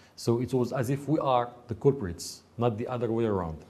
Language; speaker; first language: English; non-native, fluent; Arabic